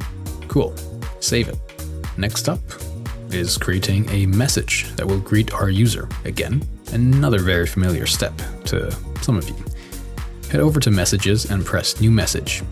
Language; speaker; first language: English; native; English